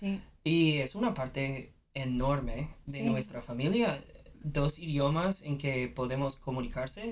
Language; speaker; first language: Spanish; non-native, fluent; English